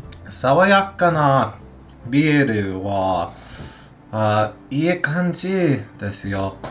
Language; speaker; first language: Japanese; non-native, learner; English